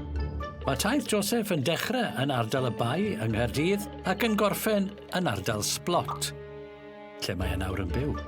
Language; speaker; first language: Welsh; native; Welsh